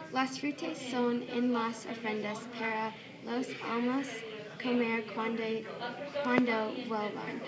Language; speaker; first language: Spanish; non-native, learner; English